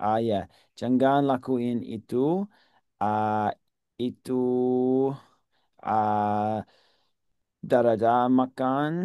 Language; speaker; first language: Indonesian; non-native, learner; English